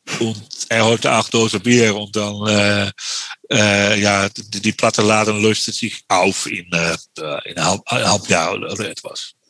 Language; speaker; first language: German; non-native, learner; Dutch